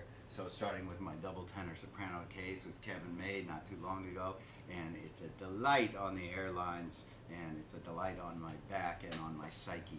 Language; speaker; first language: English; native; English